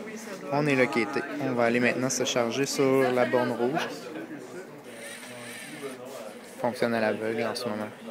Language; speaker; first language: French; native; French